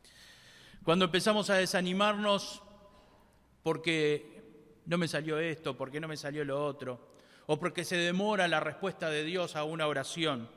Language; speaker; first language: Spanish; native; Spanish